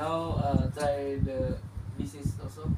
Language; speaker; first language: English; non-native, learner; Indonesian